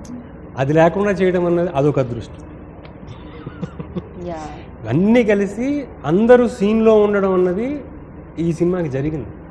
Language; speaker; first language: Telugu; native; Telugu